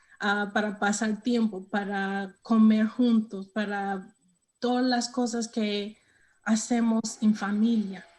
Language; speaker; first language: Spanish; non-native, learner; English